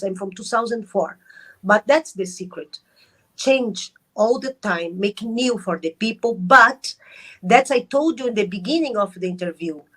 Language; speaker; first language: English; non-native, learner; Arabic